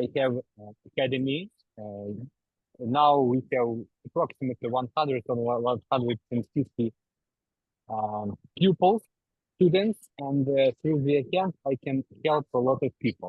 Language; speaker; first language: English; non-native, learner; Ukrainian